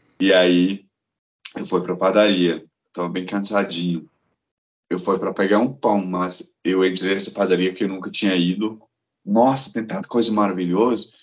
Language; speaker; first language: Portuguese; non-native, fluent; English